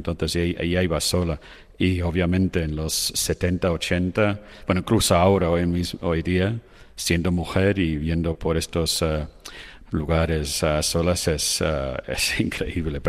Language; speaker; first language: Spanish; non-native, fluent; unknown